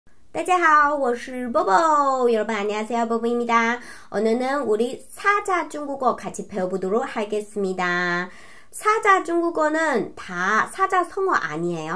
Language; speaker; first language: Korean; non-native, fluent; Chinese